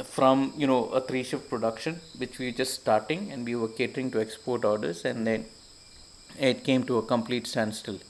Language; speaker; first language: English; non-native, local second language; Malayalam